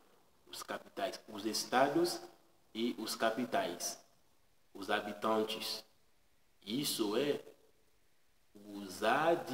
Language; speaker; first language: Portuguese; non-native, learner; Haitian Creole